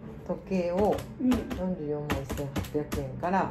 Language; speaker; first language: Japanese; native; Japanese